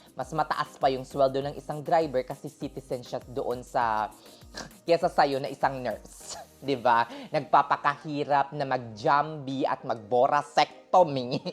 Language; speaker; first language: Filipino; native; Filipino